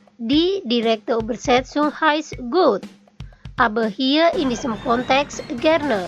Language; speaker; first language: German; non-native, fluent; Indonesian